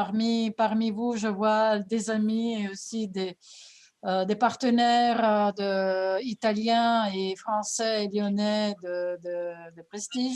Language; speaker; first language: French; non-native, fluent; Italian